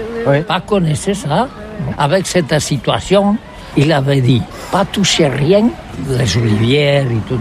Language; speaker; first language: French; non-native, learner; Catalan